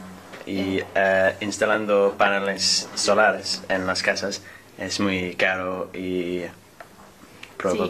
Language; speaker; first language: Spanish; non-native, learner; English